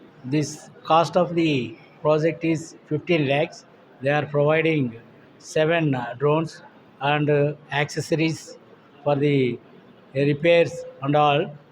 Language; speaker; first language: English; non-native, local second language; Telugu